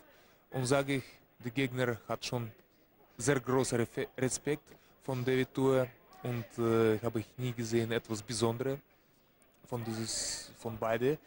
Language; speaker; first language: German; non-native, learner; Russian